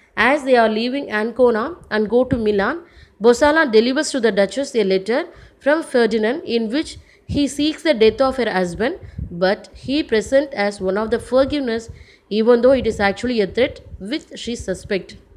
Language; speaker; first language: English; non-native, local second language; Tamil